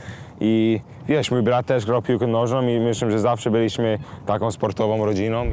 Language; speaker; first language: Polish; early bilingual, heritage; English